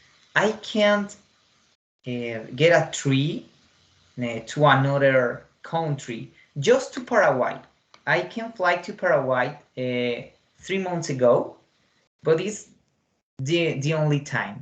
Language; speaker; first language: English; non-native, fluent; Spanish